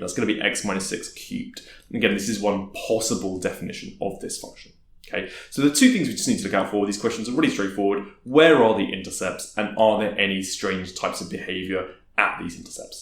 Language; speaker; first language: English; native; English